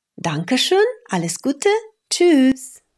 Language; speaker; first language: German; non-native, fluent; Russian